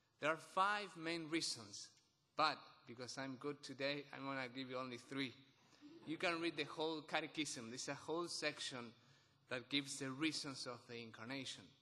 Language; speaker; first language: English; non-native, fluent; Spanish